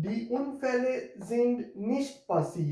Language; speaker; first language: German; non-native, fluent; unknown